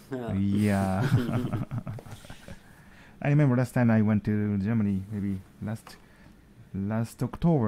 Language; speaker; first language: English; non-native, learner; Japanese